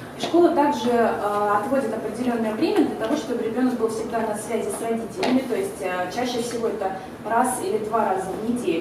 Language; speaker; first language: Russian; native; Russian